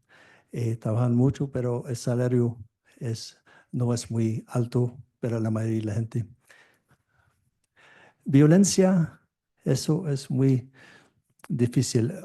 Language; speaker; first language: Spanish; non-native, fluent; French